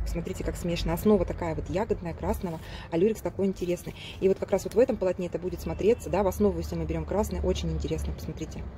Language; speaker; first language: Russian; native; Russian